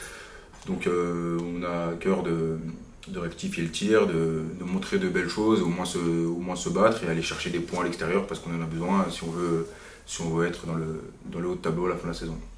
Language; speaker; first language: French; native; French